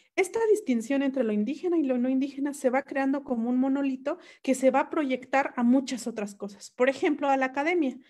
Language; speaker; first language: Spanish; non-native, local second language; Mixtepec Mixtec